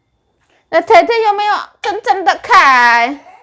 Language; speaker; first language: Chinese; non-native, learner; Indonesian